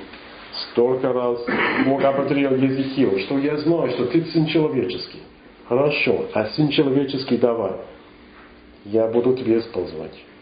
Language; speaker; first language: Russian; non-native, fluent; English